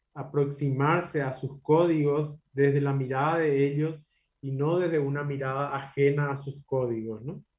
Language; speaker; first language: Spanish; native; Spanish